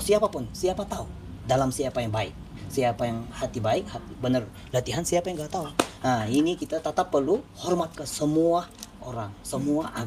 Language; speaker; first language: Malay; non-native, learner; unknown